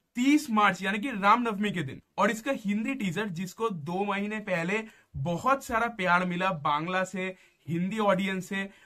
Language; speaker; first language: Hindi; non-native, local second language; Bangla